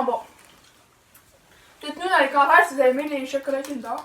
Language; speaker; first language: French; native; French